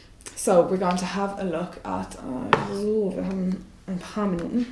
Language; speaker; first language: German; non-native, fluent; English